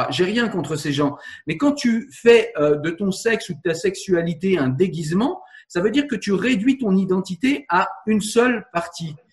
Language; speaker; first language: French; native; French